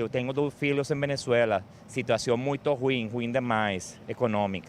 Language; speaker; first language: Portuguese; non-native, learner; Spanish